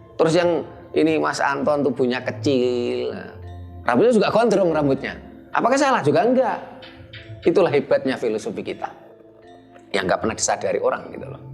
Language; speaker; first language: Indonesian; native; Indonesian